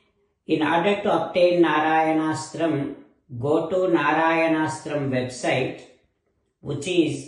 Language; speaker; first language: English; non-native, local second language; Telugu